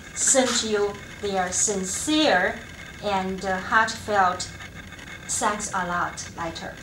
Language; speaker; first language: English; non-native, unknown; Chinese